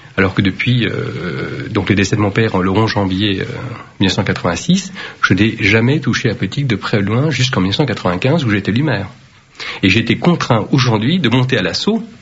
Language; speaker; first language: French; early bilingual, other home language; Vietnamese